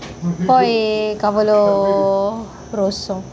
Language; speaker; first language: Italian; non-native, learner; Filipino